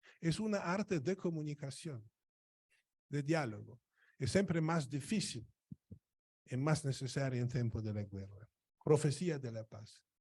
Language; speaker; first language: Spanish; non-native, fluent; Polish